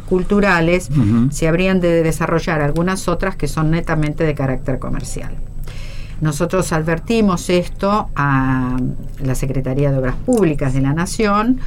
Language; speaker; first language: Spanish; native; Spanish